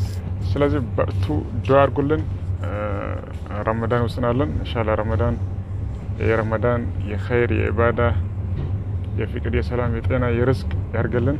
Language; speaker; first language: Amharic; non-native, local second language; Oromo